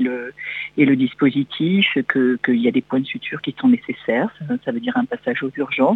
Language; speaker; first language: French; native; French